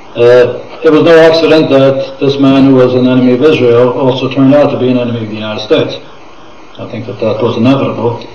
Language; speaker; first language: English; non-native, fluent; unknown